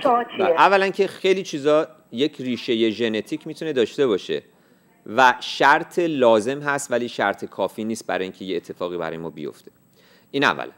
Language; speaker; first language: Persian; native; Persian